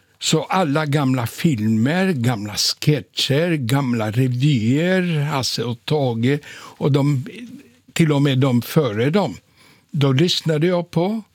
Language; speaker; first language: Swedish; non-native, fluent; Polish